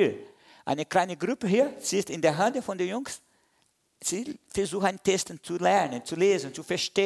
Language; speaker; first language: German; non-native, learner; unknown